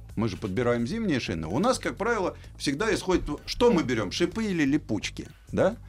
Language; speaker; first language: Russian; native; Russian